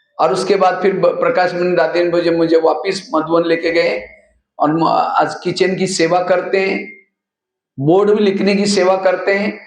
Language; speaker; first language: Hindi; non-native, local second language; Marathi